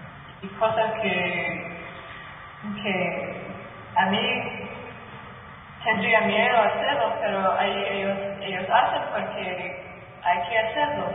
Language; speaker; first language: Spanish; non-native, learner; English